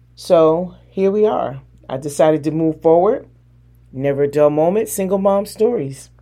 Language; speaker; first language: English; native; English